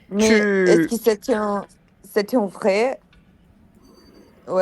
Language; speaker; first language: French; non-native, learner; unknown